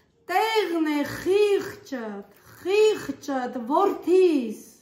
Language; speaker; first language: Russian; non-native, local second language; Armenian